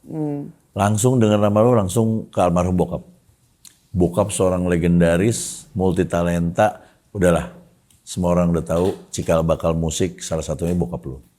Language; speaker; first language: Indonesian; native; Indonesian